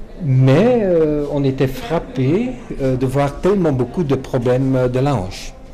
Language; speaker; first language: French; non-native, fluent; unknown